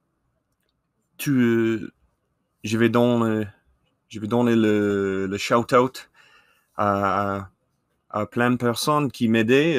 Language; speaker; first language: French; non-native, learner; English